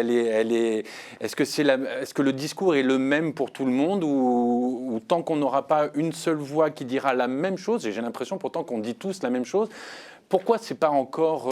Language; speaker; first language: French; native; French